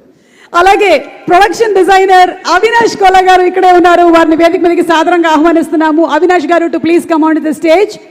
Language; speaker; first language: Telugu; native; Telugu